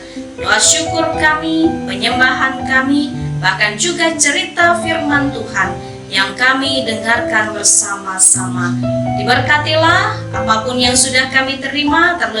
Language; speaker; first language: Indonesian; native; Indonesian